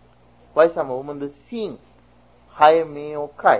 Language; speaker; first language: Chinese; non-native, fluent; Sinhala